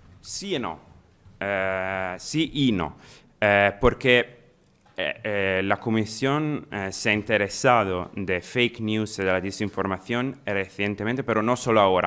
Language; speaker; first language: Spanish; non-native, fluent; Italian